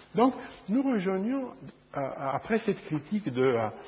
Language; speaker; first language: French; non-native, fluent; Romanian